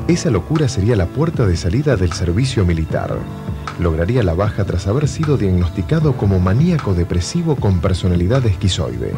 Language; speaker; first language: Spanish; native; Spanish